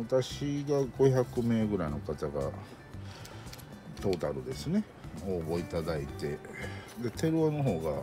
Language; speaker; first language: Japanese; native; Japanese